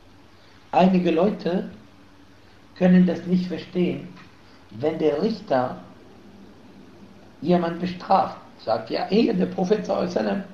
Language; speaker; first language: German; non-native, fluent; Arabic